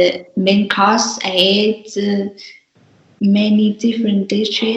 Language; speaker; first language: English; non-native, learner; Vietnamese